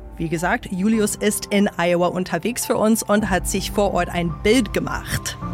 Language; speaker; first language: German; non-native, fluent; English